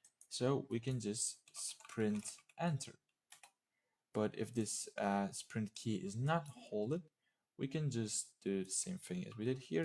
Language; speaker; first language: English; non-native, fluent; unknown